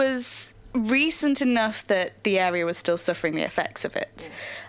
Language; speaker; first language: English; native; English